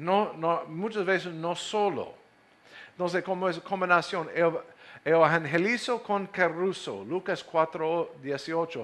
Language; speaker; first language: Spanish; non-native, fluent; English